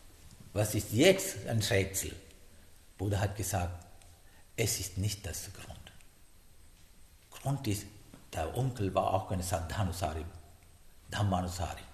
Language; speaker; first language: German; non-native, learner; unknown